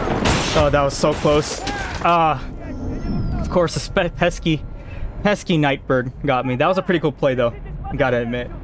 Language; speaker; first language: English; native; English